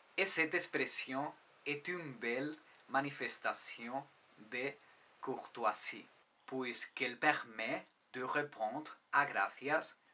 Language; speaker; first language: French; non-native, fluent; Spanish